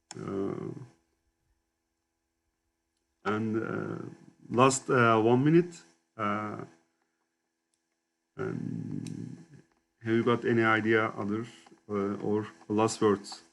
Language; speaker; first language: English; non-native, learner; Turkish